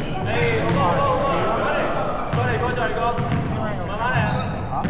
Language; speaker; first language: Chinese; native; Chinese